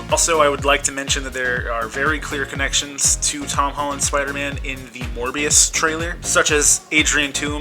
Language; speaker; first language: English; native; English